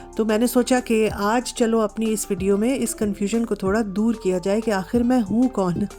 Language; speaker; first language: Urdu; native; Urdu